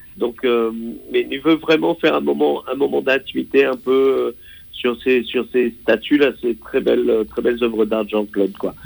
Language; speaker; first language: French; non-native, local second language; Réunion Creole French